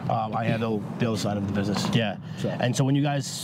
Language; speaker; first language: English; native; English